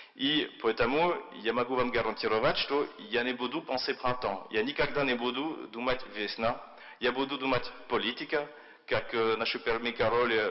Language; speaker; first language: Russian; non-native, fluent; French